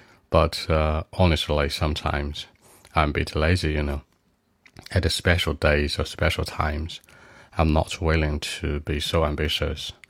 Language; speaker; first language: English; non-native, fluent; Chinese